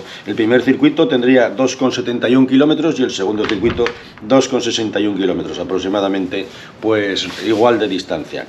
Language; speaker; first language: Spanish; native; Spanish